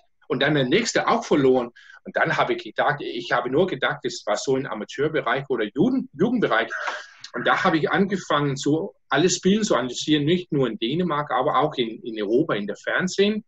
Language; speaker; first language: German; non-native, learner; Danish